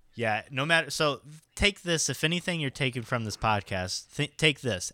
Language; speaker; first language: English; native; English